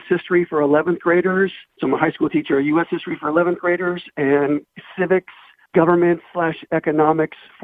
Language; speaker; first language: English; native; English